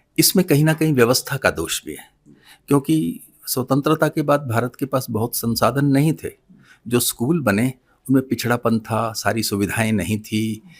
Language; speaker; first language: Hindi; non-native, local second language; Punjabi